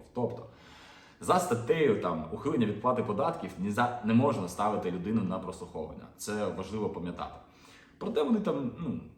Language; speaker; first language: Ukrainian; non-native, local second language; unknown